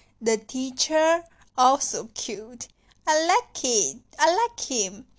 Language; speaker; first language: English; non-native, learner; Chinese